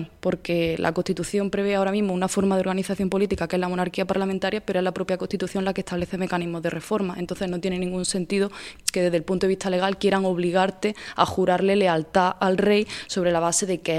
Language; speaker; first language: Spanish; native; Spanish